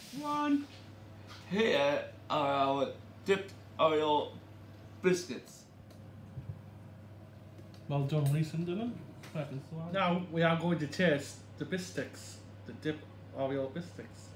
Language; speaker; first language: English; native; English